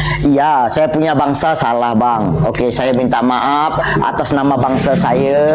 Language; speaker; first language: Malay; native; Malay